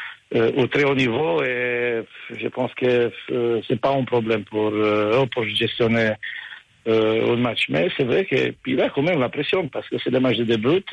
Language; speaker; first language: French; non-native, fluent; Romanian